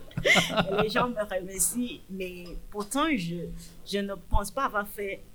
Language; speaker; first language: French; non-native, fluent; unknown